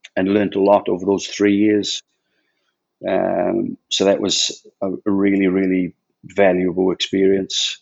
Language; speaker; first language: English; native; English